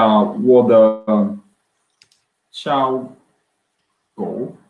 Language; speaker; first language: Chinese; non-native, learner; English